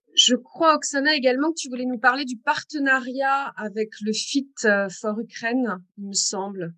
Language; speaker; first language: French; native; French